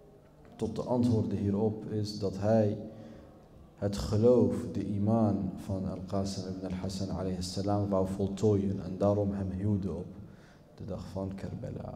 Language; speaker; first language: Dutch; early bilingual, other home language; Arabic